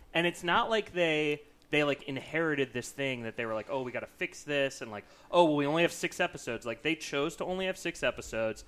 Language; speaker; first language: English; native; English